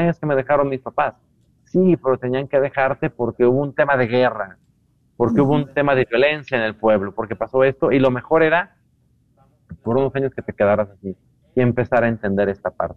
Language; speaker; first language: Spanish; native; Spanish